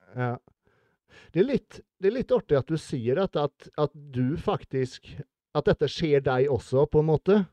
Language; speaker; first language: Norwegian; native; Norwegian